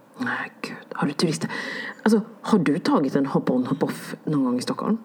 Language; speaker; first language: Swedish; early bilingual, other home language; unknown